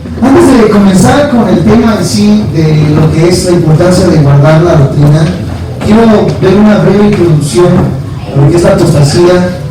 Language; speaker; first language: Spanish; native; Spanish